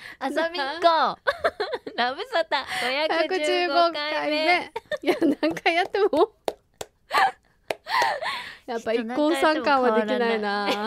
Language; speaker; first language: Japanese; native; Japanese